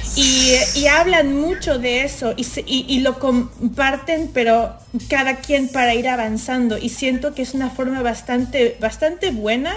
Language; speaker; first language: Spanish; early bilingual, other home language; English